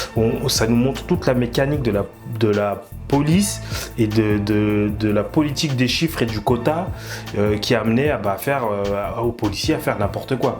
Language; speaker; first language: French; native; French